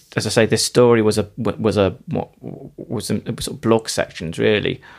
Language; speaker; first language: English; native; English